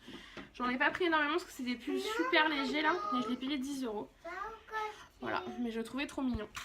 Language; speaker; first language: French; native; French